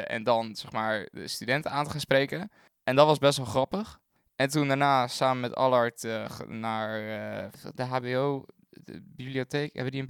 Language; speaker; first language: Dutch; native; Dutch